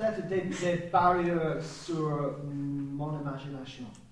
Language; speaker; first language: French; non-native, learner; English